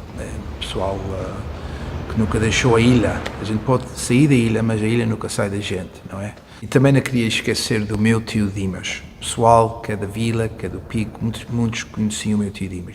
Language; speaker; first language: Portuguese; early bilingual, heritage; Portuguese